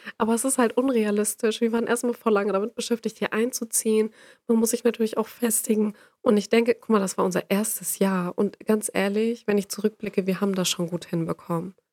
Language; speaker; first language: German; native; German